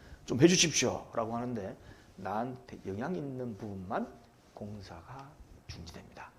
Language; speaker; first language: Korean; native; Korean